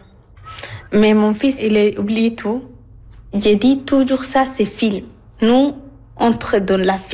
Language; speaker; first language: French; non-native, learner; Arabic